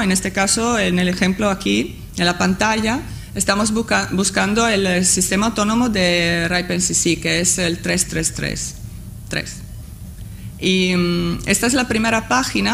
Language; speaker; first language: Spanish; non-native, fluent; Italian